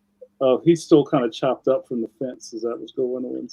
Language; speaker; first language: English; native; English